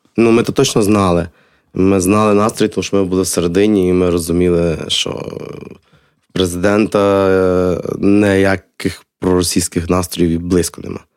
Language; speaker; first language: Ukrainian; native; Ukrainian